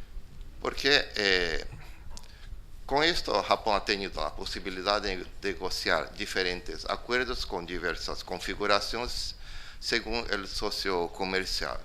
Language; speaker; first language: Spanish; non-native, fluent; Portuguese